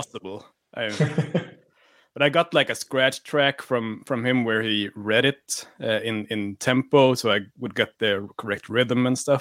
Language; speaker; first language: English; non-native, fluent; Swedish